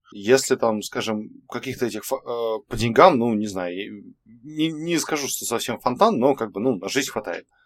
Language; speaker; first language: Russian; native; Russian